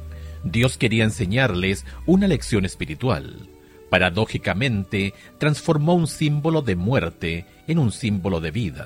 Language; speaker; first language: Spanish; native; Spanish